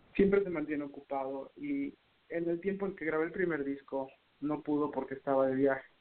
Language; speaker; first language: Spanish; native; Spanish